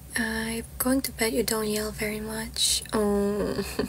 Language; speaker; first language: English; non-native, fluent; Georgian